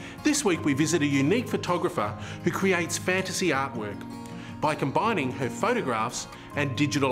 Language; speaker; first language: English; native; English